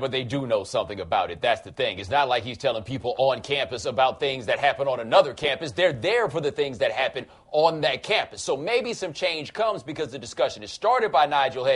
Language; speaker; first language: English; native; English